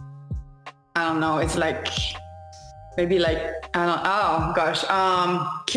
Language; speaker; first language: English; non-native, fluent; French